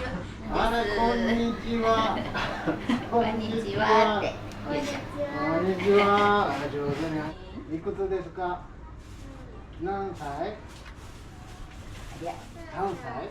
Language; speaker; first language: Japanese; native; Japanese